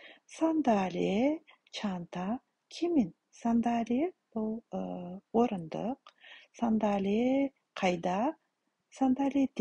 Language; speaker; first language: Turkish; non-native, fluent; Kazakh